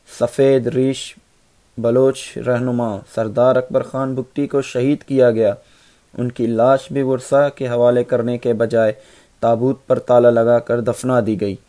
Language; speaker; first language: Urdu; non-native, local second language; Baluchi